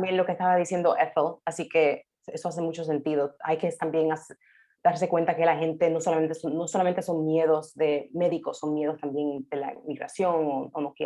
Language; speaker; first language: Spanish; early bilingual, heritage; English